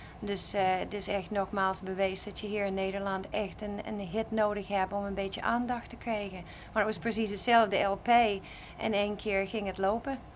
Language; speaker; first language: Dutch; non-native, fluent; English